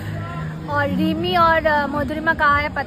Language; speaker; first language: Hindi; non-native, local second language; Bangla